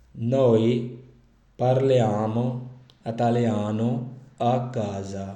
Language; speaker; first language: Italian; non-native, learner; Urdu